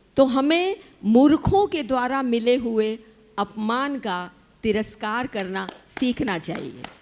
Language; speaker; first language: Hindi; native; Hindi